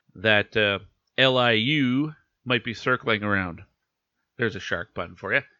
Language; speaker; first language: English; native; English